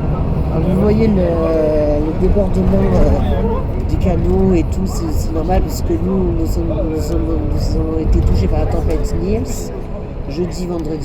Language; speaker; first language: French; native; French